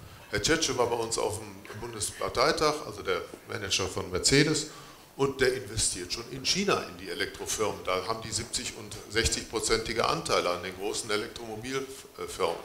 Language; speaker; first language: German; native; German